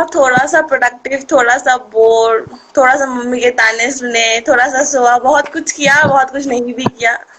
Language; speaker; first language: Hindi; non-native, local second language; Assamese